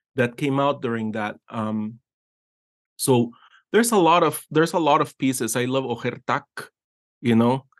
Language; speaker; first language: English; non-native, fluent; Spanish